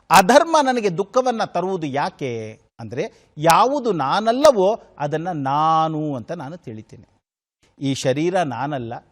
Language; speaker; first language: Kannada; native; Kannada